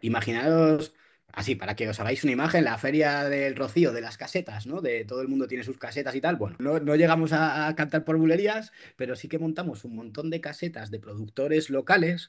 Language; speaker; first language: Spanish; native; Spanish